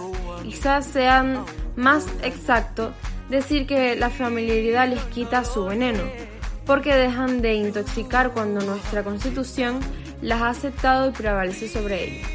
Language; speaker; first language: Spanish; native; Spanish